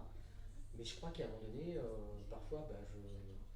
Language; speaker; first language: French; native; French